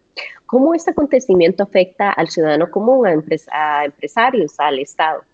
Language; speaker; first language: Spanish; native; Spanish